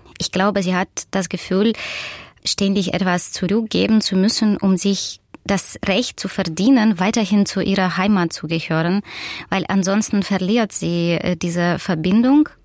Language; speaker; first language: German; non-native, fluent; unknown